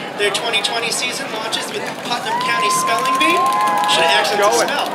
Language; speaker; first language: English; native; English